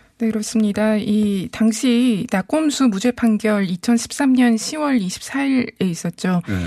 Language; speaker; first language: Korean; native; Korean